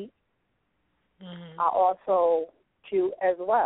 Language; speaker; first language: English; native; English